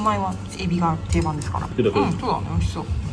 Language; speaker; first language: Japanese; native; Japanese